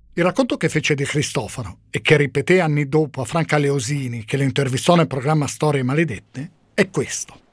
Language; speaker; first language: Italian; native; Italian